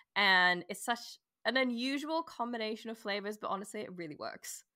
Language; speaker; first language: English; native; English